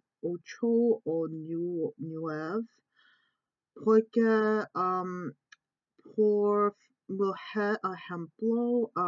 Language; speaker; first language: Spanish; non-native, learner; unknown